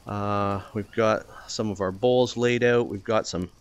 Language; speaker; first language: English; native; English